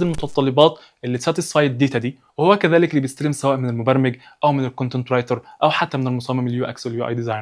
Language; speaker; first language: Arabic; native; Arabic